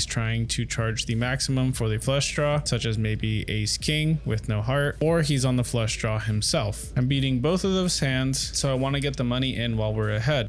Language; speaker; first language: English; native; English